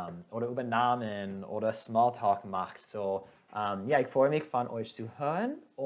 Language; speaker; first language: German; non-native, fluent; English